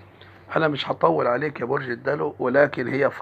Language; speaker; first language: Arabic; native; Arabic